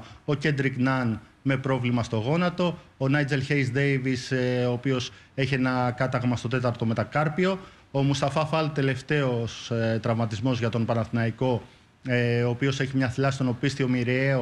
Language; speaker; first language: Greek; native; Greek